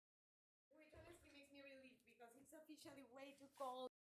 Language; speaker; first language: English; non-native, fluent; Spanish